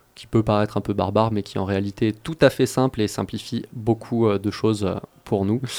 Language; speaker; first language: French; native; French